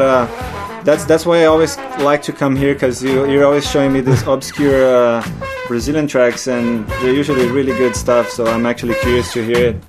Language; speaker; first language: English; non-native, fluent; Portuguese